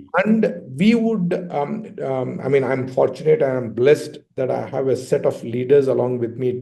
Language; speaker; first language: English; non-native, local second language; Telugu